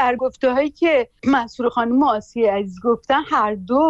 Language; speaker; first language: Persian; native; Persian